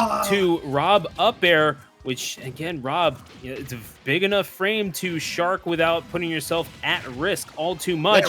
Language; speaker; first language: English; native; English